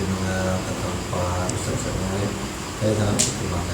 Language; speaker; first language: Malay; non-native, local second language; Javanese